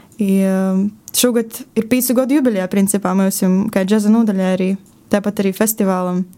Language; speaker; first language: Latvian; native; Latvian